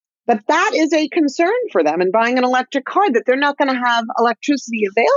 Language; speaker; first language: English; native; English